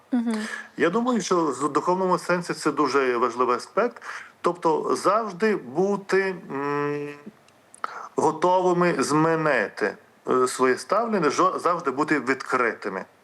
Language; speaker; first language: Ukrainian; non-native, fluent; Lithuanian